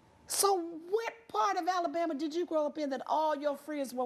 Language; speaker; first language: English; native; English